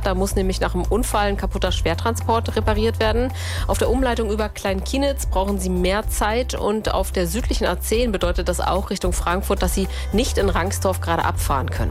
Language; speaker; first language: German; native; German